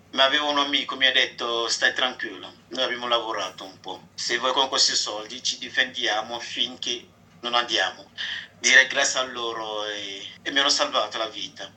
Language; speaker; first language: Italian; non-native, fluent; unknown